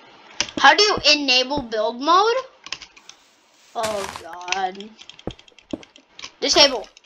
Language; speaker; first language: English; native; English